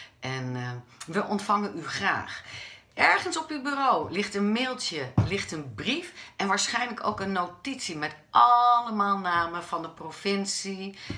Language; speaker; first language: Dutch; native; Dutch